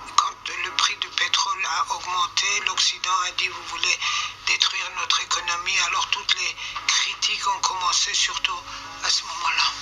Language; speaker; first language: French; non-native, fluent; Persian